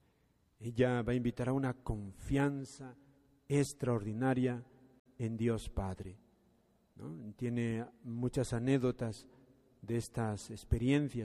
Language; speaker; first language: Spanish; native; Spanish